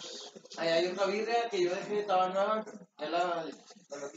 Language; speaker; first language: Spanish; native; Spanish